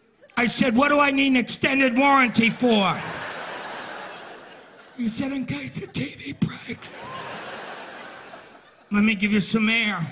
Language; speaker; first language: English; native; English